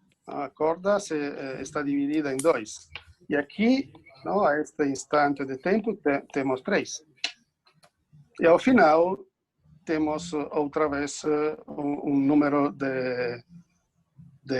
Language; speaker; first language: Portuguese; non-native, fluent; Italian